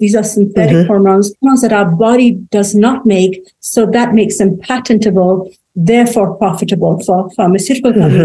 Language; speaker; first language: English; native; English